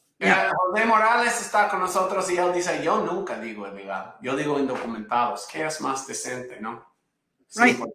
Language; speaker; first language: Spanish; non-native, fluent; English